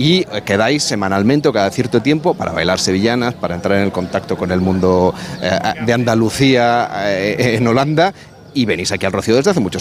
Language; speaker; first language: Spanish; native; Spanish